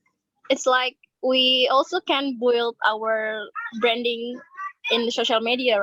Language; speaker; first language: English; non-native, learner; Indonesian